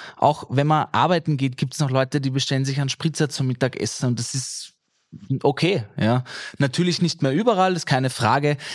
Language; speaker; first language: German; native; German